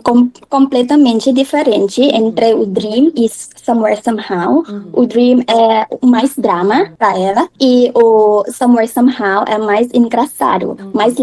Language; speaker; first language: Portuguese; non-native, learner; Thai